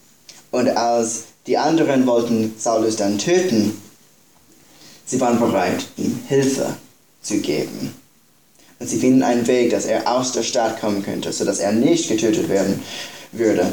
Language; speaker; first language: German; non-native, fluent; English